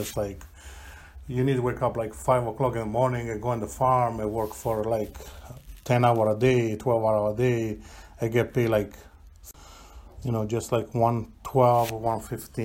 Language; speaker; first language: English; non-native, learner; Italian